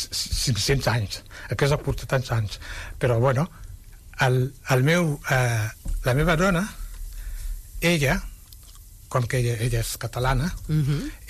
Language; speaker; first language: Catalan; non-native, fluent; Wolof